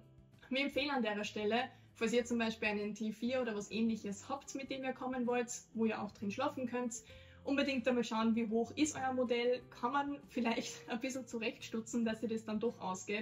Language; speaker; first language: German; native; German